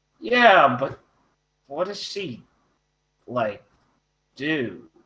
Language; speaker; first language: English; native; English